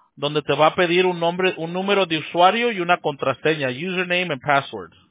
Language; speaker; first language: Spanish; early bilingual, heritage; Spanish